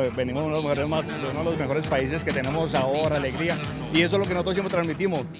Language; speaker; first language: Spanish; native; Spanish